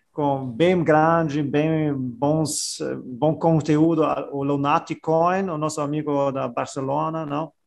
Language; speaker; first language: Portuguese; non-native, fluent; German